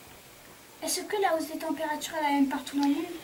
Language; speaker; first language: French; native; French